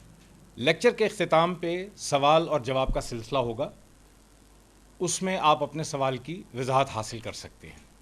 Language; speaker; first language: Urdu; native; Urdu